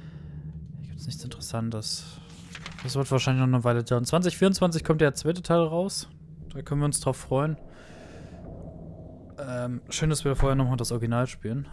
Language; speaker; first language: German; native; German